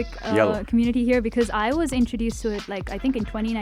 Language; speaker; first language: English; non-native, local second language; Tamil